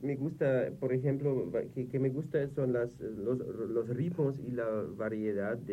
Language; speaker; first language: Spanish; non-native, fluent; German